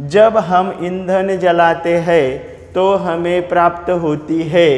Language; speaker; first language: Hindi; non-native, local second language; Marathi